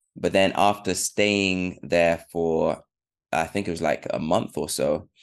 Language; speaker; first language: English; native; English